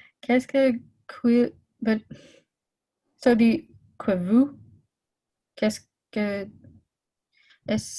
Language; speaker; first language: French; non-native, learner; English